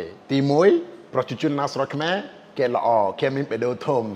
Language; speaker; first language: Khmer; non-native, fluent; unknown